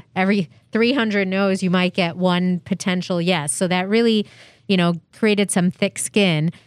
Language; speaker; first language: English; native; English